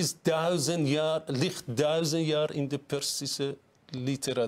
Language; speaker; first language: Dutch; non-native, fluent; Persian